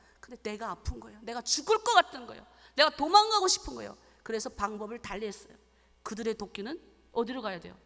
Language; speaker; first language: Korean; native; Korean